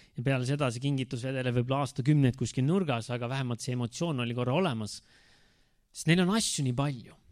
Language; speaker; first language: Estonian; native; Estonian